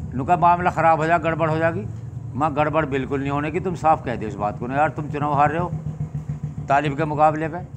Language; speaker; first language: Hindi; native; Hindi